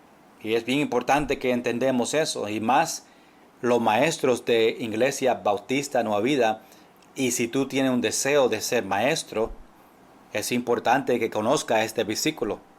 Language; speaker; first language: Spanish; non-native, fluent; English